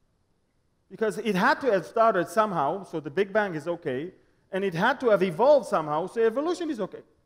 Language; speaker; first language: English; non-native, fluent; Hebrew